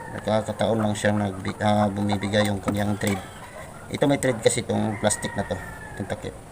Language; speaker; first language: Filipino; non-native, local second language; Cebuano